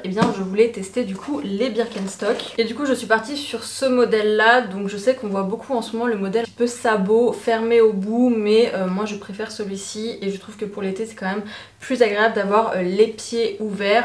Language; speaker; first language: French; native; French